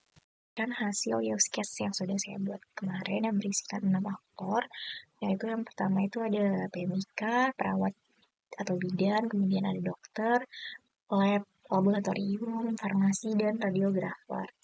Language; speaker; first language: Indonesian; native; Indonesian